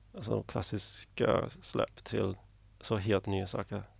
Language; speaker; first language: Swedish; non-native, fluent; English